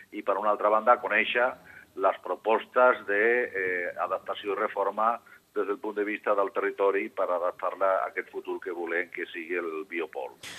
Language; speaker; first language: Catalan; non-native, local second language; Spanish